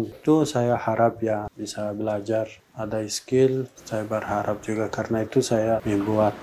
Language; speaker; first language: Indonesian; non-native, learner; Persian